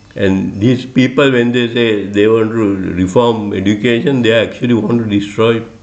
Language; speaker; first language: English; non-native, local second language; Sinhala